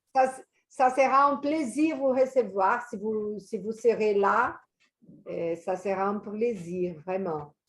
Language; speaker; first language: French; non-native, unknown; Portuguese